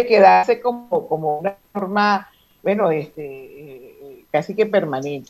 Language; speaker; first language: Spanish; native; Spanish